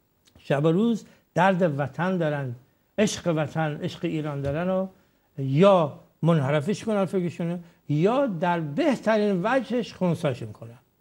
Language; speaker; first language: Persian; native; Persian